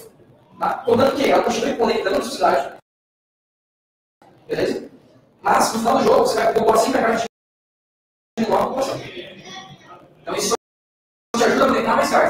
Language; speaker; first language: Portuguese; native; Portuguese